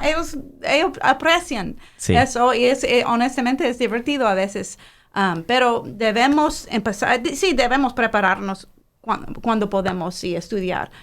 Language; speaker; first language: Spanish; non-native, fluent; English